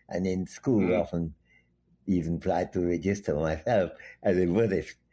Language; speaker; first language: English; non-native, local second language; Bangla